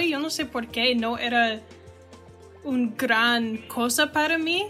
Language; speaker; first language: Spanish; non-native, learner; English